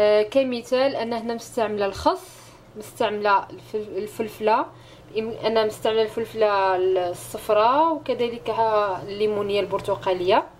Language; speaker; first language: Arabic; native; Arabic